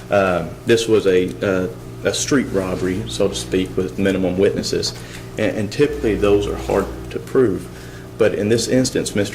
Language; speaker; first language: English; native; English